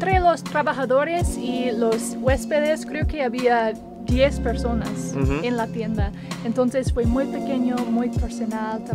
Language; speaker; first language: Spanish; non-native, fluent; English